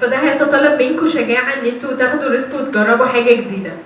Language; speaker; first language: Arabic; native; Arabic